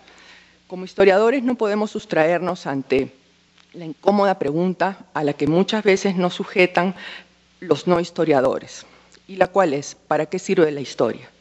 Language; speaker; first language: Spanish; native; Spanish